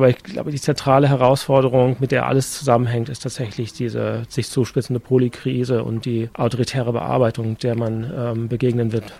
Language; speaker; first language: German; native; German